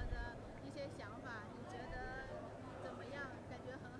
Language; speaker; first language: Chinese; native; Chinese